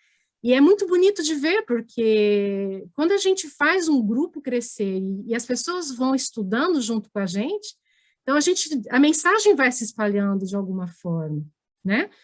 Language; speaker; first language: Portuguese; native; Portuguese